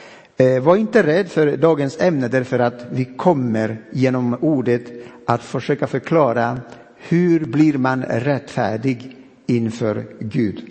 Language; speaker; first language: Swedish; non-native, fluent; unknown